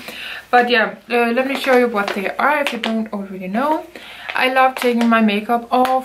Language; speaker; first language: English; non-native, fluent; Danish